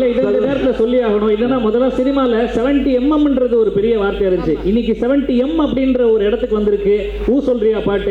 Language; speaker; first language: Tamil; native; Tamil